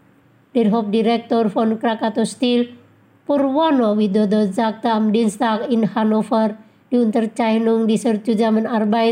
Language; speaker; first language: German; non-native, fluent; Indonesian